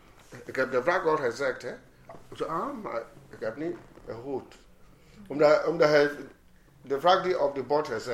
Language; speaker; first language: Dutch; non-native, fluent; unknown